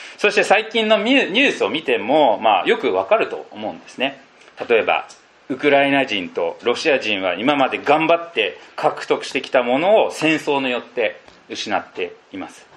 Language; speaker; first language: Japanese; non-native, fluent; Filipino